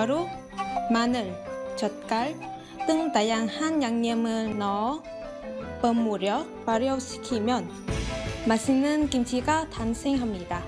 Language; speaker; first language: Korean; non-native, fluent; Vietnamese